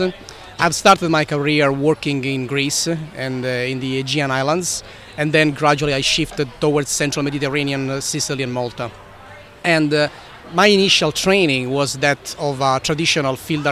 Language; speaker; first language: English; non-native, fluent; Italian